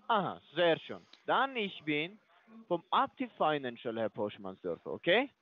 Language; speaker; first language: German; non-native, fluent; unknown